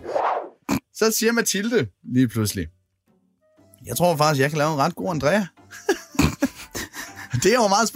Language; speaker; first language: Danish; native; Danish